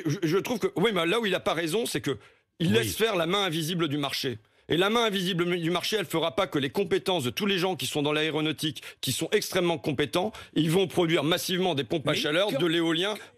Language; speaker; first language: French; native; French